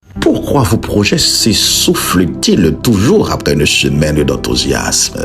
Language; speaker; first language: French; non-native, local second language; Haitian Creole